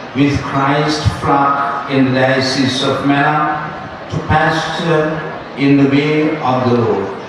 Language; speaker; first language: English; non-native, local second language; Tamil